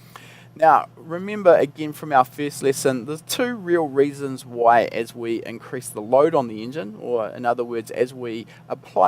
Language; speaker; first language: English; native; English